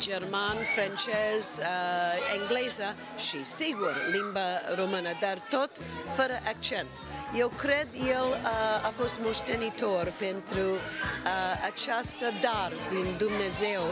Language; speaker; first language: Romanian; non-native, learner; English